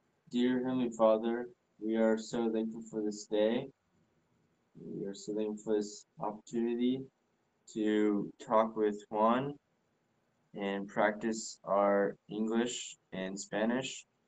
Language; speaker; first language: English; native; English